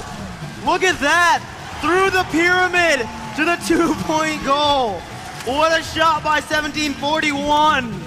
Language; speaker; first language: English; native; English